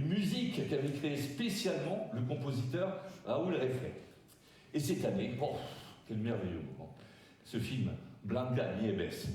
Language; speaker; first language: French; native; French